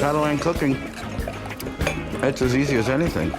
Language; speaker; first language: English; native; English